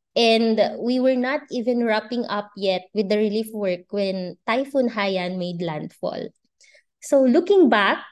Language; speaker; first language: English; non-native, local second language; Bikol